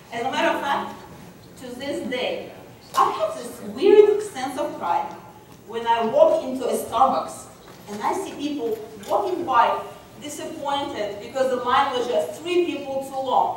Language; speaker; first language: English; non-native, fluent; Russian